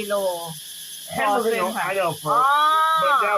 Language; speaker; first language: English; non-native, learner; Thai